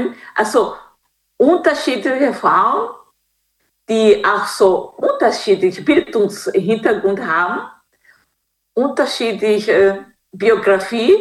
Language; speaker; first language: German; non-native, fluent; Kinyarwanda